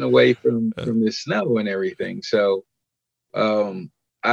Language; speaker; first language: English; native; English